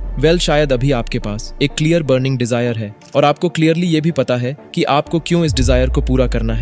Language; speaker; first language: Hindi; native; Hindi